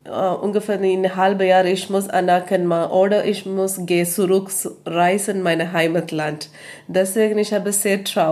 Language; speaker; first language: German; non-native, learner; Malayalam